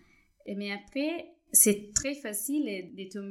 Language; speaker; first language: French; non-native, fluent; Spanish